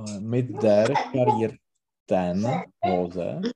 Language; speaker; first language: German; non-native, learner; Czech